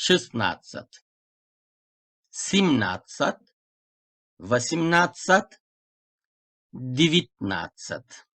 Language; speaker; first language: Russian; non-native, fluent; Turkish